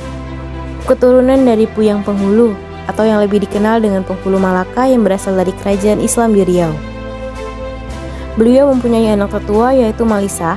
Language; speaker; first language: Indonesian; native; Indonesian